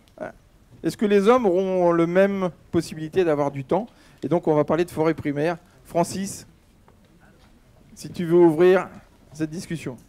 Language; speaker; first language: French; native; French